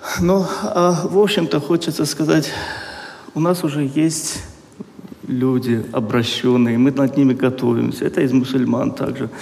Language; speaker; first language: Russian; non-native, local second language; Azerbaijani